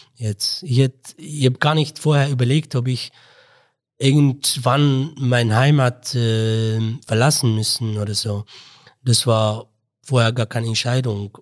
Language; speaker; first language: German; non-native, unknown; Arabic